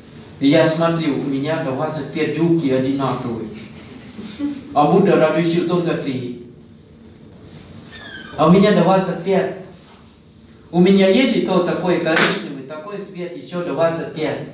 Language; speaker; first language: Russian; non-native, learner; Thai